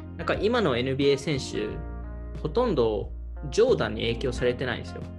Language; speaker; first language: Japanese; early bilingual, heritage; Japanese